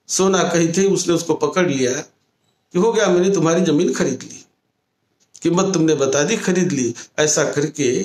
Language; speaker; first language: Hindi; non-native, local second language; Marathi